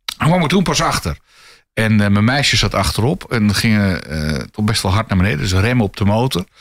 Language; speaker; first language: Dutch; native; Dutch